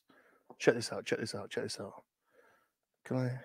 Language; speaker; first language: English; native; English